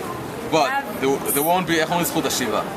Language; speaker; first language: English; non-native, fluent; Hebrew